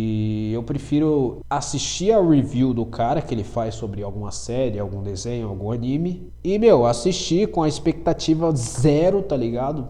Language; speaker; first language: Portuguese; native; Portuguese